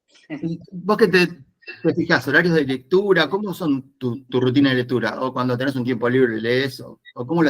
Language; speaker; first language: Spanish; native; Spanish